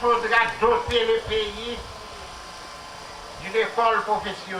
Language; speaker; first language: French; non-native, local second language; Haitian Creole